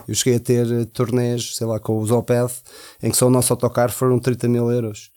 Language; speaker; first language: Portuguese; early bilingual, heritage; Portuguese